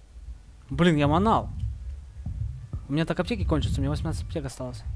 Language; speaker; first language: Russian; native; Russian